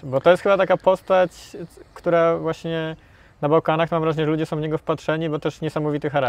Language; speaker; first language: Polish; native; Polish